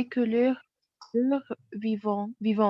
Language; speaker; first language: French; non-native, learner; Arabic